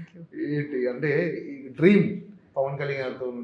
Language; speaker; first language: Telugu; native; Telugu